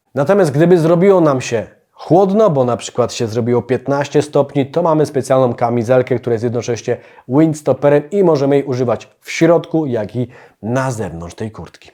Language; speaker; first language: Polish; native; Polish